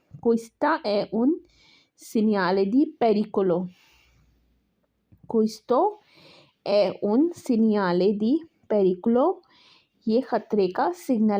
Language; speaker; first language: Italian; non-native, fluent; Urdu